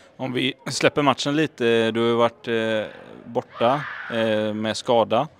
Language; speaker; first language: Swedish; native; Swedish